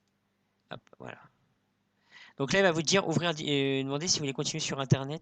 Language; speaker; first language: French; native; French